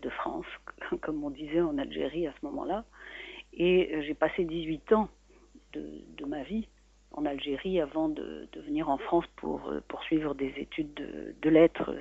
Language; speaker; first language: French; native; French